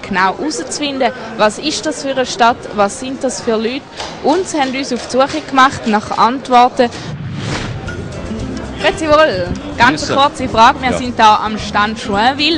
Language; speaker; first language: German; native; German